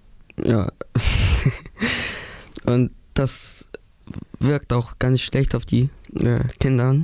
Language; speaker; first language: German; early bilingual, other home language; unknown